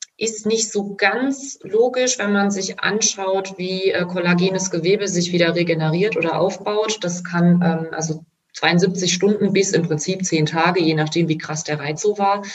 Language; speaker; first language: German; native; German